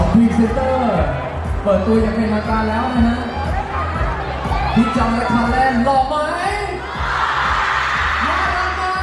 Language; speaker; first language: Thai; native; Thai